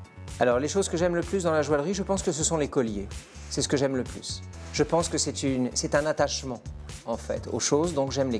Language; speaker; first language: French; native; French